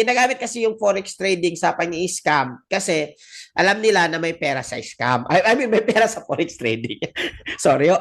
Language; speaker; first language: Filipino; non-native, local second language; Cebuano